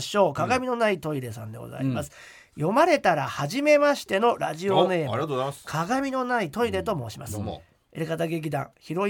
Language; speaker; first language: Japanese; native; Japanese